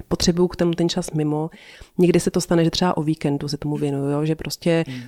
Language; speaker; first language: Czech; native; Czech